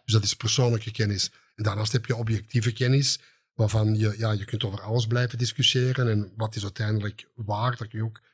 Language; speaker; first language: Dutch; native; Dutch